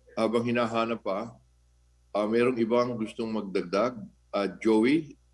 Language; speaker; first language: Filipino; native; Filipino